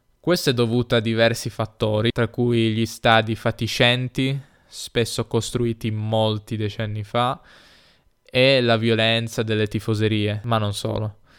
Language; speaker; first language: Italian; native; Italian